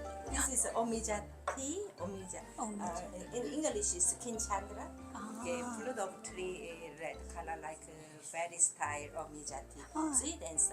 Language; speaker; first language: English; non-native, learner; Korean